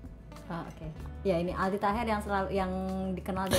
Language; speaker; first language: Indonesian; native; Indonesian